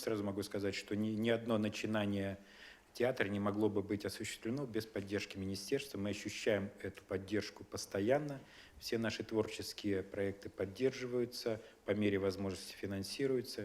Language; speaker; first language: Russian; native; Russian